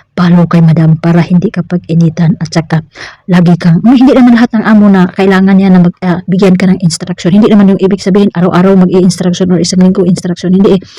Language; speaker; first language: Filipino; non-native, local second language; Cebuano